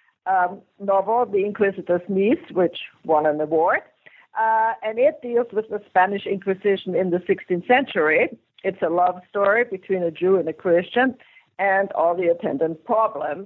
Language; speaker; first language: English; non-native, fluent; German